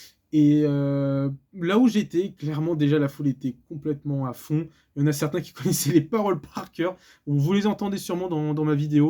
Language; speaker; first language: French; native; French